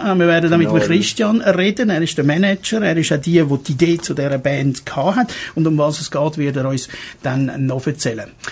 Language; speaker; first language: German; native; German